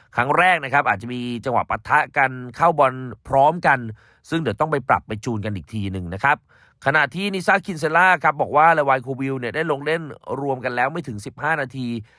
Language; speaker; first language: Thai; native; Thai